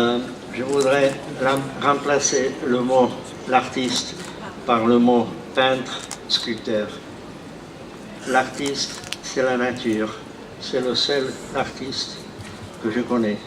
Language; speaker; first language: French; non-native, fluent; Czech